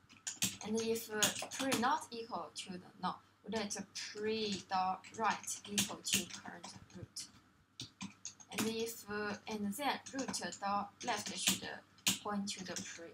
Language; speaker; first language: English; non-native, fluent; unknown